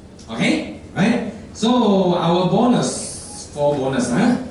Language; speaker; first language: English; non-native, local second language; Chinese